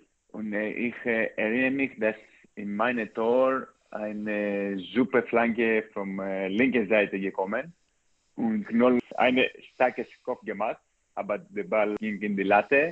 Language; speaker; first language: German; non-native, learner; Greek